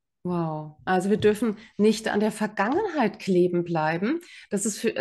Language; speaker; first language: German; native; German